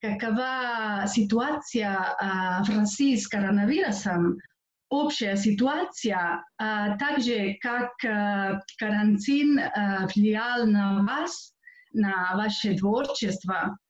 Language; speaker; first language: Russian; non-native, fluent; Catalan